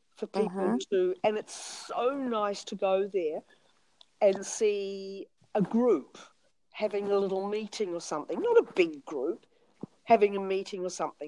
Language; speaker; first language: English; native; English